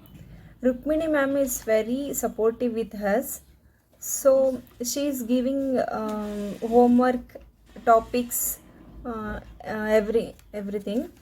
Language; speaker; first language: English; non-native, learner; Kannada